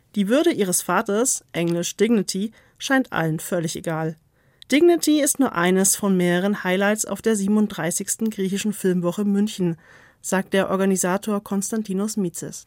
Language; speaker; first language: German; native; German